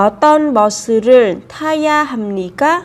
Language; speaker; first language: Korean; non-native, fluent; Vietnamese